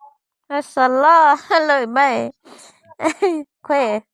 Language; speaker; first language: Arabic; non-native, learner; Hmong